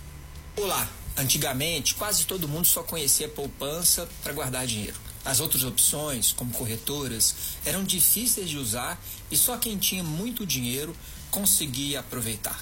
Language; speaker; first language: Portuguese; native; Portuguese